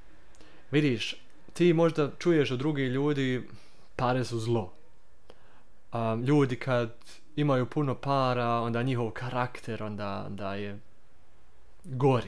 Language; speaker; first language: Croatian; early bilingual, heritage; Croatian